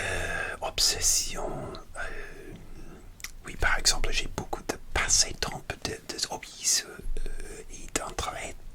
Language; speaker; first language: French; non-native, learner; English